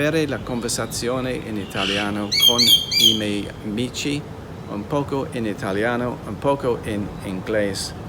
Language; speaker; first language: Italian; non-native, learner; English